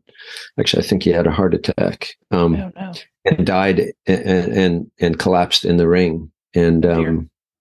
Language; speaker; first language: English; native; English